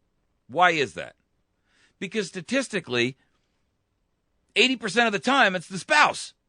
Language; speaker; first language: English; native; English